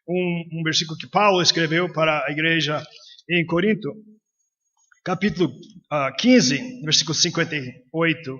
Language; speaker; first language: Portuguese; non-native, fluent; English